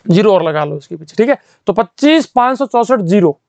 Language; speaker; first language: Hindi; native; Hindi